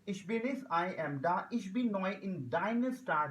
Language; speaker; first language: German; non-native, learner; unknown